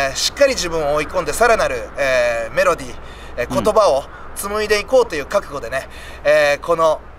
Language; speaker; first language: Japanese; native; Japanese